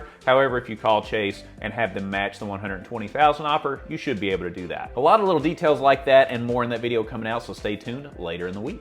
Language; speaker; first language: English; native; English